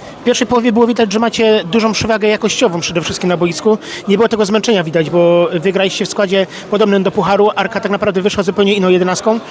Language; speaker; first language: Polish; native; Polish